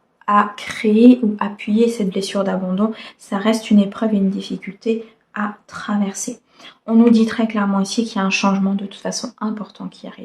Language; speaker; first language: French; native; French